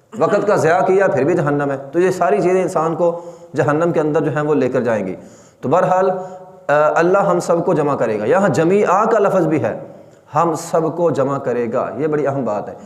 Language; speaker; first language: Urdu; native; Urdu